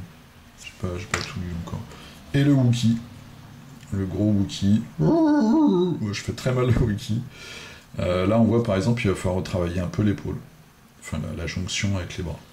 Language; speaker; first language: French; native; French